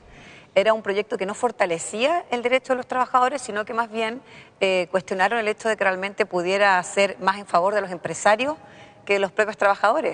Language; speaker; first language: Spanish; native; Spanish